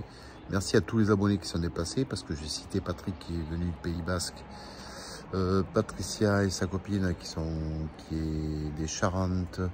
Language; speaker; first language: French; native; French